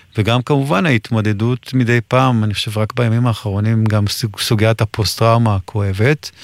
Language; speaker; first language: Hebrew; native; Hebrew